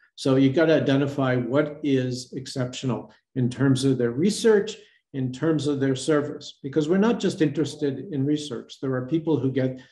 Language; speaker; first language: English; native; English